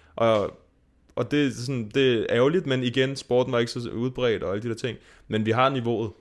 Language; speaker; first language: Danish; native; Danish